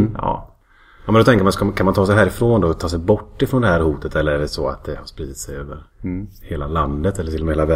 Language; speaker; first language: Swedish; native; Swedish